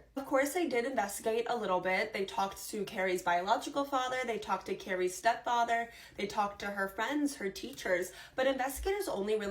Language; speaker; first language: English; native; English